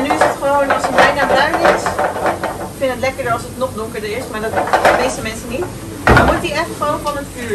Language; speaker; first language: Dutch; early bilingual, other home language; Italian